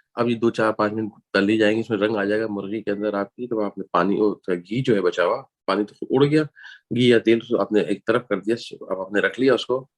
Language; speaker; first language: Urdu; native; Urdu